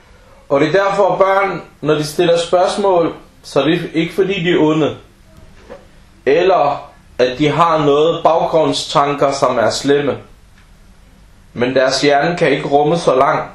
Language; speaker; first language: Danish; early bilingual, other home language; Arabic